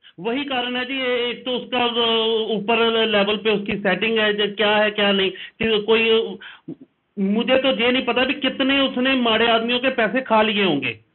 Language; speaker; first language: Hindi; non-native, local second language; Punjabi